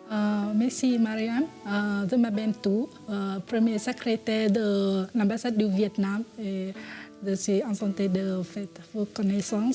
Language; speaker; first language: French; non-native, fluent; Vietnamese